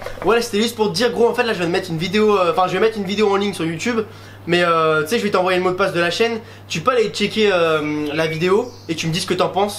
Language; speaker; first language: French; native; French